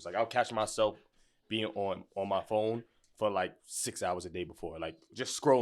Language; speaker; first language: English; native; English